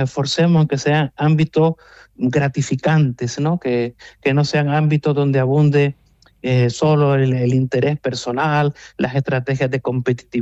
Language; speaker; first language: Spanish; native; Spanish